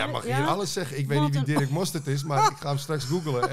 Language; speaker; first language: Dutch; native; Dutch